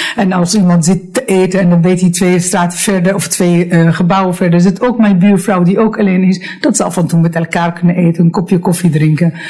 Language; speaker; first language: Dutch; non-native, fluent; Arabic